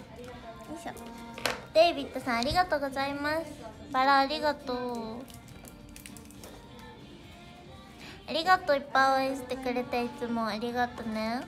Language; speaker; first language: Japanese; native; Japanese